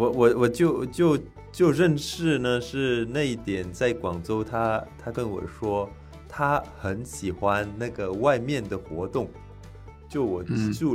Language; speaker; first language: Chinese; non-native, learner; French